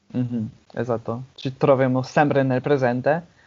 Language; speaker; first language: Italian; non-native, learner; English